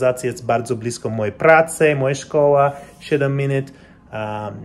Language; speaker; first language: Polish; non-native, learner; English